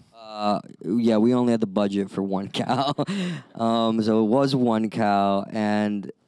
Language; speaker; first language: English; native; English